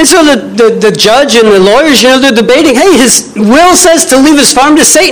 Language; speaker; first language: English; native; English